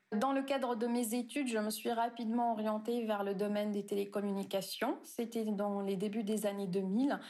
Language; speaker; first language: French; non-native, local second language; Arabic